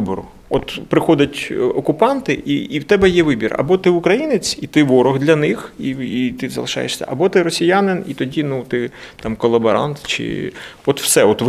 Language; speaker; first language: Ukrainian; native; Ukrainian